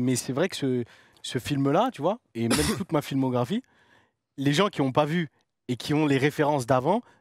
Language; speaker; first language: French; native; French